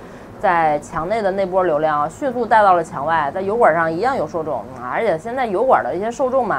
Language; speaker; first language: Chinese; native; Chinese